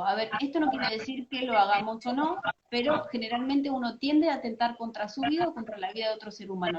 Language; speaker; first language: Spanish; native; Spanish